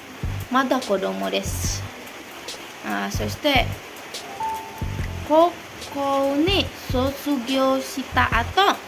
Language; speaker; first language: Japanese; non-native, learner; Indonesian